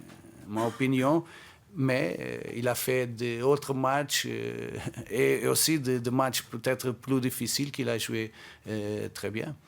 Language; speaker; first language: French; non-native, fluent; Portuguese